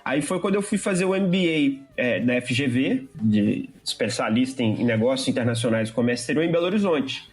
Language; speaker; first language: Portuguese; native; Portuguese